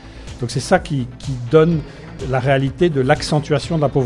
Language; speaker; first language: French; native; French